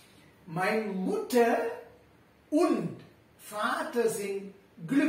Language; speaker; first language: German; non-native, fluent; Sinhala